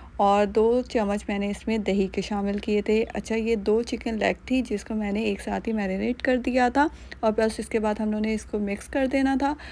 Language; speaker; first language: Urdu; native; Urdu